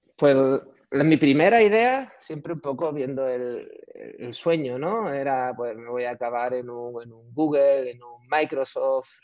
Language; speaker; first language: Spanish; native; Spanish